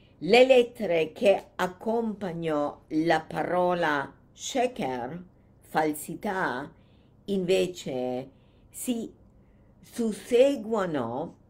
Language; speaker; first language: Italian; non-native, fluent; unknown